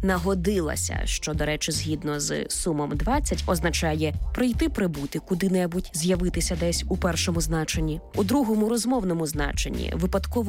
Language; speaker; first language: Ukrainian; native; Ukrainian